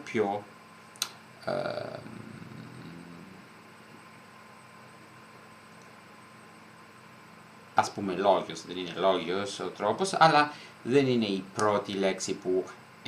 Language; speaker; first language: Greek; non-native, fluent; Italian